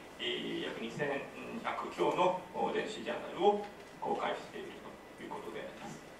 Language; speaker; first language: Japanese; native; Japanese